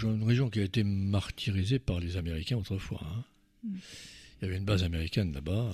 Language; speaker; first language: French; native; French